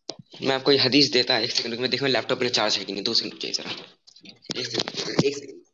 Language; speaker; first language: Hindi; native; Hindi